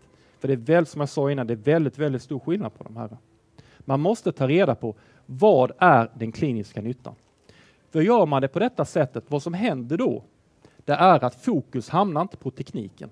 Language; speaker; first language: Swedish; native; Swedish